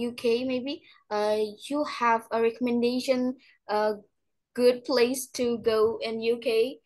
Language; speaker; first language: English; non-native, learner; Indonesian